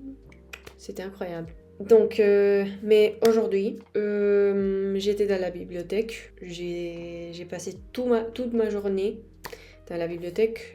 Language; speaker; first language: French; non-native, fluent; Spanish